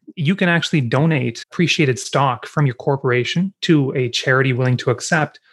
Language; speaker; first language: English; native; English